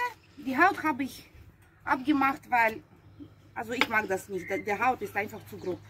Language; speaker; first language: German; non-native, fluent; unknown